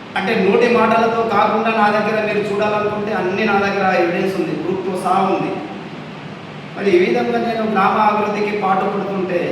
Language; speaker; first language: Telugu; non-native, local second language; Lambadi